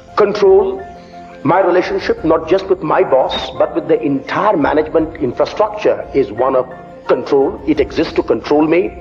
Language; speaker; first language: English; non-native, local second language; Bangla